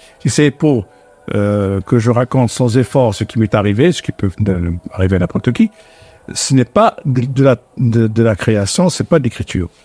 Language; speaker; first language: French; non-native, local second language; Arabic